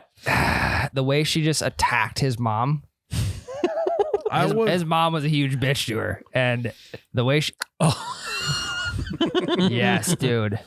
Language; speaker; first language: English; native; English